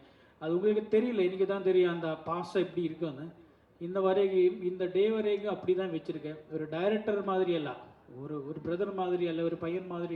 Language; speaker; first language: Tamil; non-native, learner; Malayalam